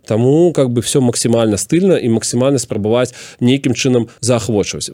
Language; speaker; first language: Belarusian; non-native, local second language; Russian